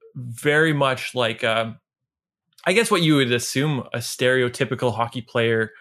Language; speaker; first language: English; native; English